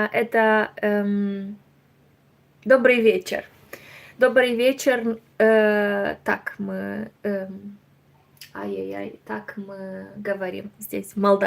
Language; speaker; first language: Russian; non-native, learner; Romanian